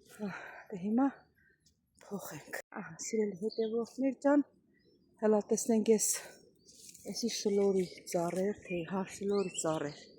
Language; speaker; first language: Armenian; native; Armenian